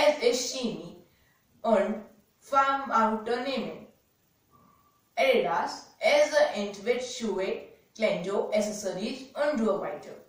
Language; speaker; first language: German; non-native, learner; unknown